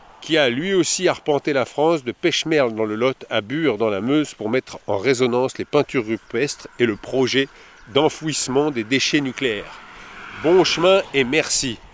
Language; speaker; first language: French; native; French